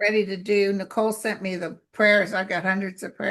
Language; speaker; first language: English; native; English